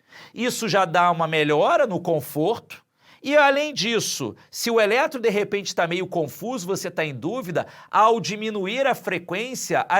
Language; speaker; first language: Portuguese; native; Portuguese